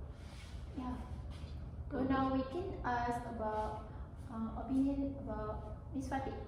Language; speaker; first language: English; non-native, learner; Malay